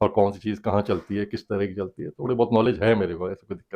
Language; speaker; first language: Hindi; native; Hindi